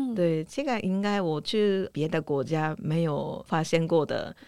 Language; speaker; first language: Chinese; non-native, fluent; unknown